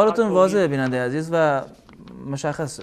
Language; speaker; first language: Persian; native; Persian